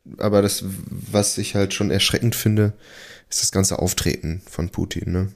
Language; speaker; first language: German; early bilingual, other home language; Portuguese